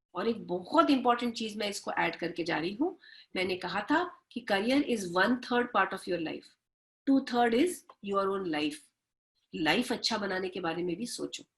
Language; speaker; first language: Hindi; native; Hindi